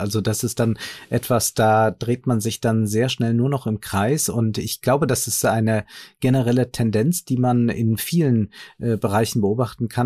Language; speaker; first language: German; native; German